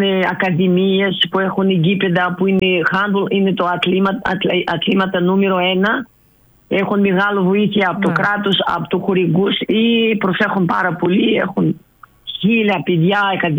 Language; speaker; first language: Greek; non-native, learner; Russian